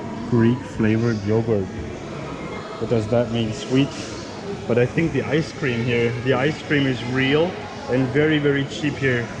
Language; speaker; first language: English; non-native, fluent; German